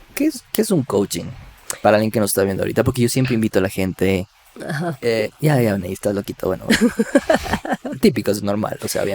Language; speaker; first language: Spanish; native; Spanish